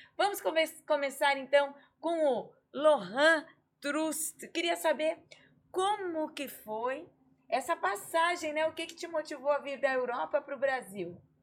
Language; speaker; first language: Portuguese; native; Portuguese